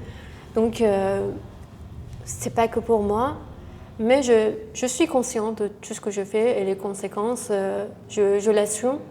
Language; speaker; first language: French; non-native, fluent; Persian